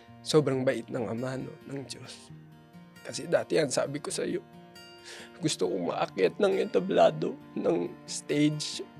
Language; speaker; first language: Filipino; native; Filipino